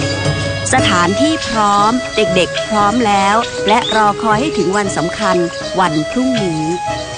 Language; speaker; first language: Thai; native; Thai